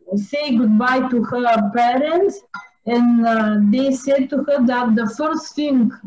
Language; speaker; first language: English; non-native, fluent; Bulgarian